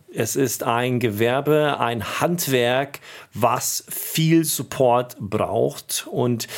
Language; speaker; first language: German; native; German